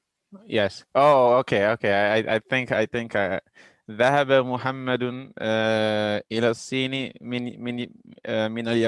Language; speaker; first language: Arabic; non-native, learner; English